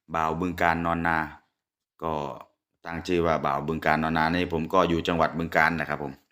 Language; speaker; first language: Thai; native; Thai